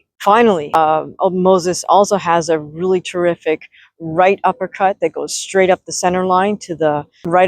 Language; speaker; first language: English; native; English